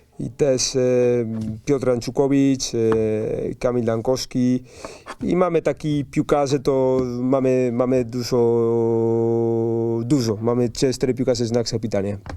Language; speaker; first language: Polish; non-native, learner; Spanish